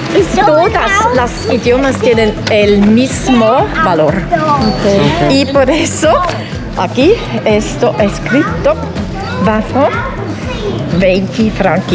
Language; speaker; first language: Spanish; non-native, learner; Italian